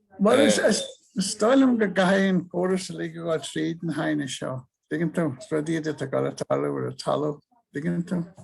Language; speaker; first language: Irish; native; Irish